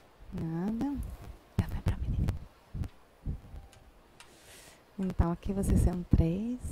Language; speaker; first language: Portuguese; non-native, fluent; Italian